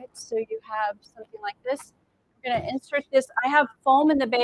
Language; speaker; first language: English; native; English